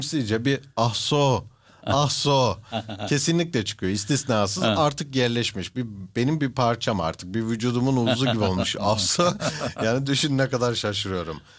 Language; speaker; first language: Turkish; early bilingual, heritage; Turkish